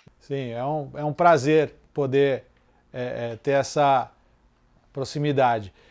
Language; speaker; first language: Portuguese; native; Portuguese